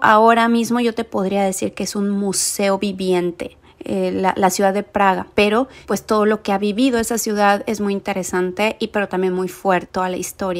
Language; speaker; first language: Spanish; native; Spanish